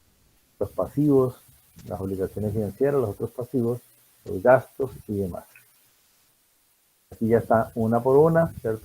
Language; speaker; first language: Spanish; native; Spanish